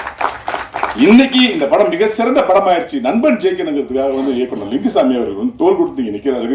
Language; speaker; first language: Tamil; native; Tamil